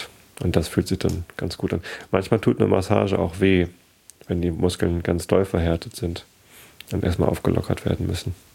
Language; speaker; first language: German; native; German